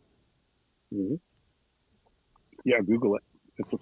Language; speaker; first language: English; native; English